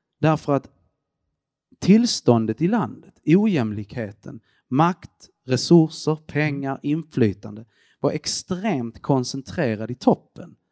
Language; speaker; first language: Swedish; early bilingual, other home language; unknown